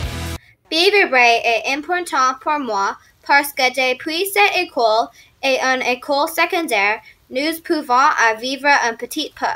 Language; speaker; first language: French; non-native, learner; English